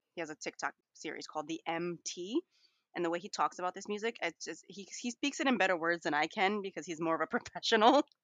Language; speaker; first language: English; native; English